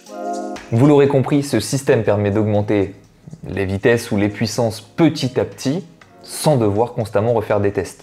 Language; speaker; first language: French; native; French